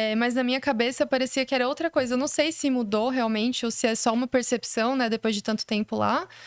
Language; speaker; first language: Portuguese; native; Portuguese